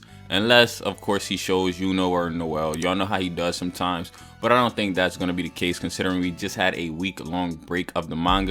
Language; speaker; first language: English; native; English